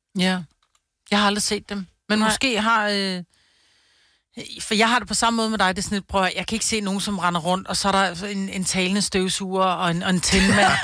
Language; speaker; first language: Danish; native; Danish